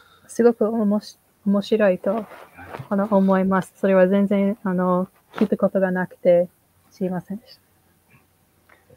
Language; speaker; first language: Japanese; non-native, fluent; English